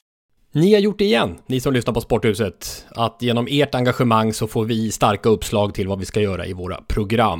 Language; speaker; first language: Swedish; native; Swedish